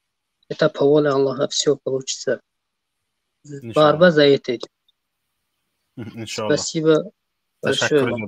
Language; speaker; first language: Russian; non-native, learner; Tajik